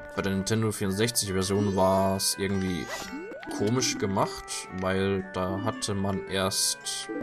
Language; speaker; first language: German; native; German